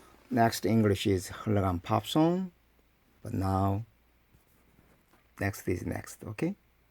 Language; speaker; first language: English; non-native, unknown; Korean